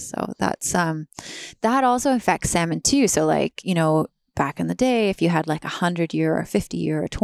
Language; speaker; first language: English; native; English